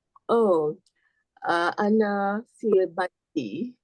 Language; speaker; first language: Arabic; non-native, learner; Malay